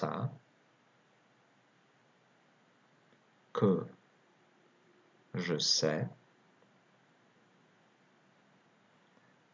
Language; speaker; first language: French; native; French